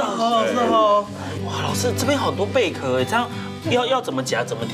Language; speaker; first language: Chinese; native; Chinese